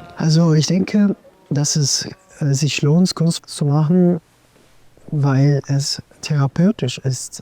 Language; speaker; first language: German; non-native, fluent; Italian